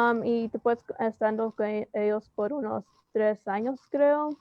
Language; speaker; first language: Spanish; early bilingual, heritage; Spanish